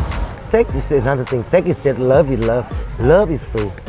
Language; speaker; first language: English; non-native, fluent; Thai